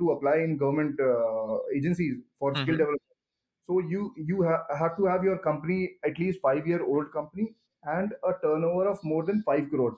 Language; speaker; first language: English; non-native, local second language; Hindi